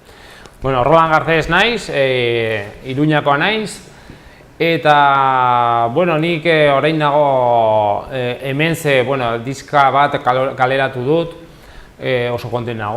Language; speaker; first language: Basque; non-native, local second language; Spanish